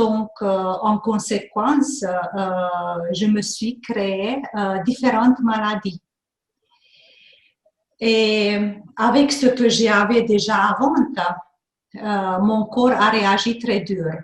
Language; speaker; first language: French; non-native, fluent; Hungarian